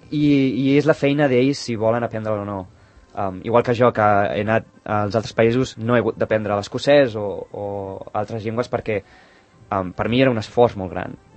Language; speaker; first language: Catalan; native; Catalan